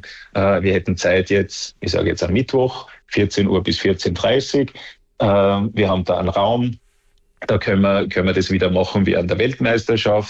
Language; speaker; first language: German; native; German